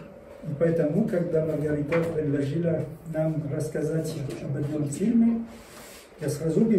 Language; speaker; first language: Russian; non-native, learner; French